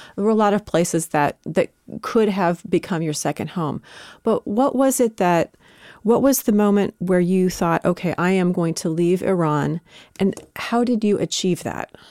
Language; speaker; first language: English; native; English